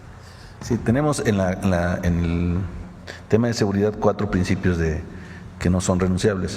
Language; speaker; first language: Spanish; native; Spanish